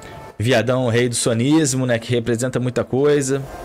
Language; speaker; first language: Portuguese; native; Portuguese